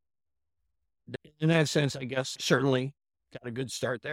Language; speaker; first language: English; native; English